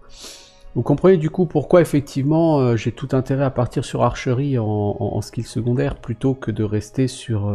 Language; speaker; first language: French; native; French